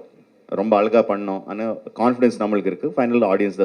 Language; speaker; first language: Tamil; non-native, local second language; Telugu